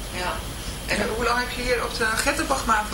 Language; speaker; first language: Dutch; native; Dutch